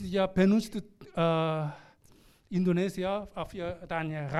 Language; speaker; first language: German; non-native, learner; Korean